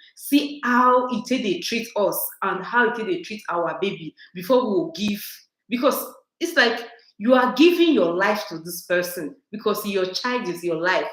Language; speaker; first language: Nigerian Pidgin; non-native, local second language; Bini